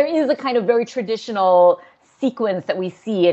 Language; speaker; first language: English; native; English